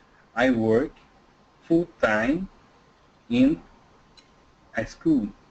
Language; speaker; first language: English; non-native, learner; Portuguese